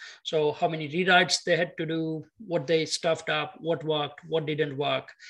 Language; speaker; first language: English; non-native, local second language; Gujarati